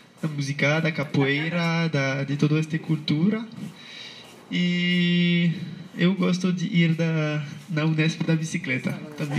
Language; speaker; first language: Portuguese; non-native, learner; French